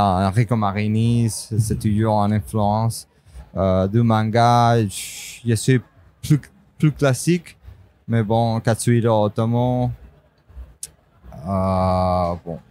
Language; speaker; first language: French; non-native, fluent; Spanish